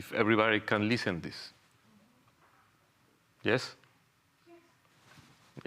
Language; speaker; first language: English; non-native, fluent; Spanish